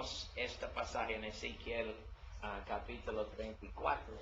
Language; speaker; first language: Spanish; non-native, learner; English